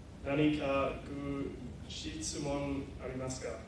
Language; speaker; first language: Japanese; non-native, learner; English